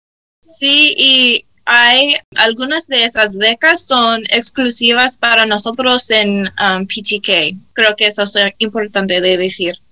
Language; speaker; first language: Spanish; early bilingual, heritage; Spanish